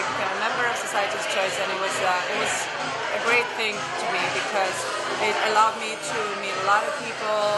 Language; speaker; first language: English; non-native, fluent; Arabic